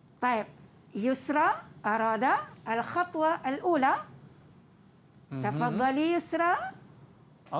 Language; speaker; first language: Arabic; non-native, fluent; Malay